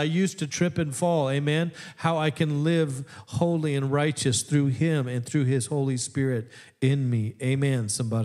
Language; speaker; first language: English; native; English